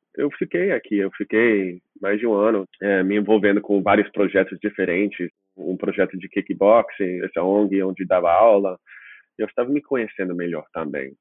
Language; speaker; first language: Portuguese; non-native, fluent; English